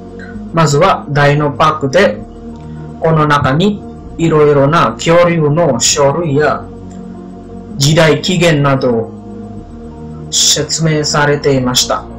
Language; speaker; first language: Japanese; non-native, learner; Indonesian